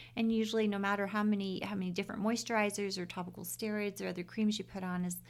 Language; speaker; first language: English; native; English